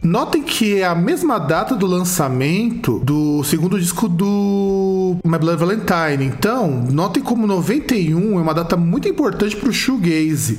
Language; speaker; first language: Portuguese; native; Portuguese